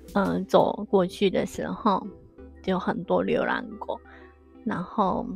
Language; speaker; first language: Chinese; non-native, fluent; Japanese